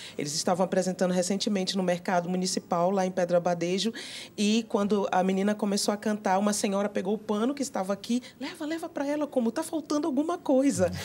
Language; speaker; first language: Portuguese; native; Portuguese